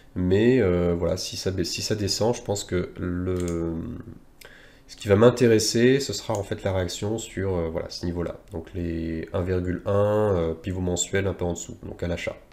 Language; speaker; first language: French; native; French